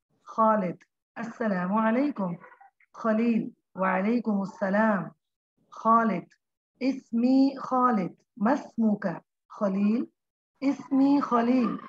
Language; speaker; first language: Arabic; non-native, learner; Urdu